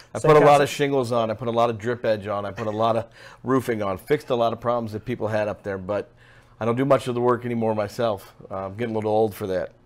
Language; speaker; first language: English; native; English